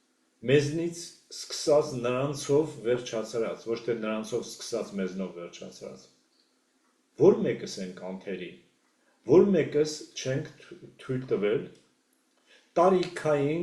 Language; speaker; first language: Armenian; native; Armenian